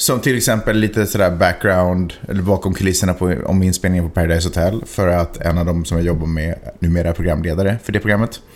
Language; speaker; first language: Swedish; native; Swedish